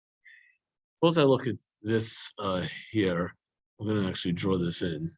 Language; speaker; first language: English; native; English